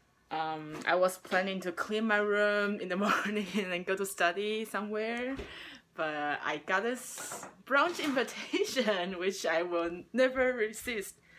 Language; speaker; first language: English; non-native, fluent; Chinese